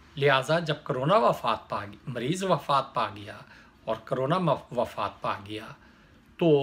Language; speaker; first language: Urdu; native; Urdu